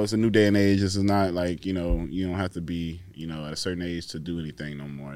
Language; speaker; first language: English; native; English